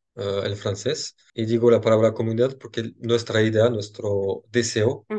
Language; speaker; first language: Spanish; non-native, fluent; French